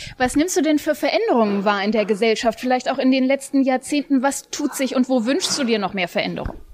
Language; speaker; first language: German; native; German